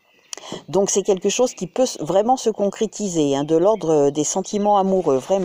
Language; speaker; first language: French; native; French